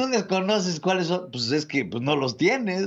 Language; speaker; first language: Spanish; native; Spanish